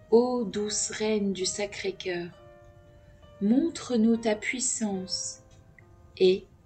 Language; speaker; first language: French; native; French